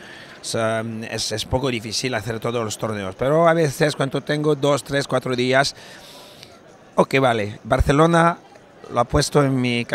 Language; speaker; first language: Spanish; non-native, fluent; French